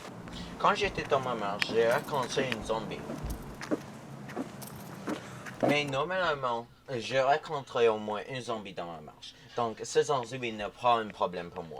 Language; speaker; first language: French; non-native, learner; English